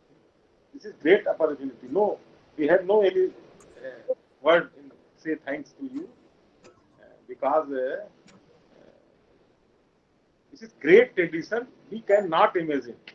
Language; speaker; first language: English; non-native, local second language; Hindi